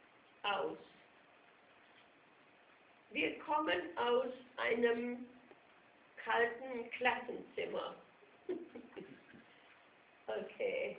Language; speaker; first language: German; non-native, fluent; English